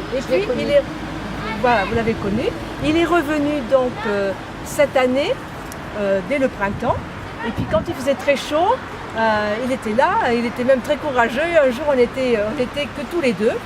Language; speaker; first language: French; native; French